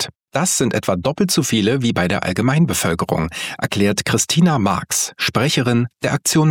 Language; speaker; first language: German; native; German